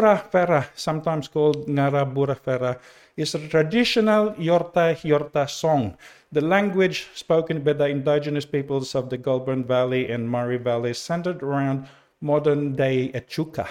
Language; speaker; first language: English; non-native, local second language; Cebuano